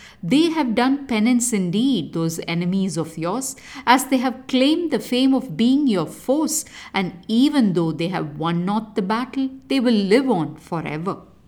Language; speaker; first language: English; non-native, local second language; Tamil